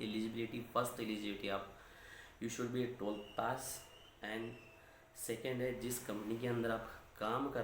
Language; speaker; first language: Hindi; non-native, local second language; Marathi